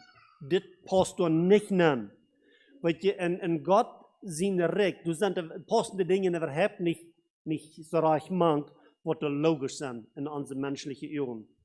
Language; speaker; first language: German; non-native, learner; Low German